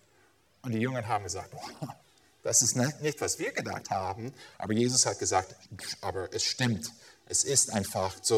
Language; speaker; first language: German; non-native, fluent; English